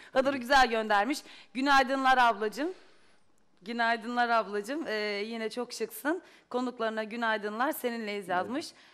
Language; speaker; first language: Turkish; native; Turkish